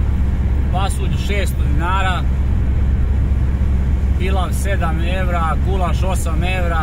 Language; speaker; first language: Bosnian; native; Bosnian